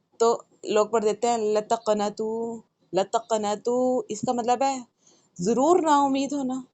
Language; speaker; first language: Urdu; native; Urdu